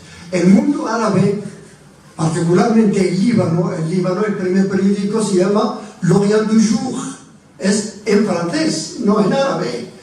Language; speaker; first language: Spanish; non-native, fluent; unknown